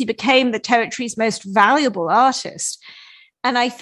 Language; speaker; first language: English; native; English